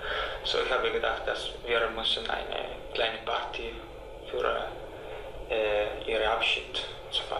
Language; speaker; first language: German; non-native, learner; Italian